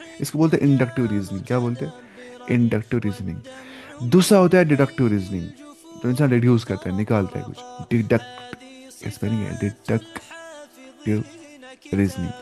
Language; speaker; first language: Urdu; non-native, local second language; Kashmiri